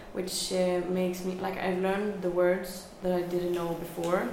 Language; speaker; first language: English; non-native, fluent; Swedish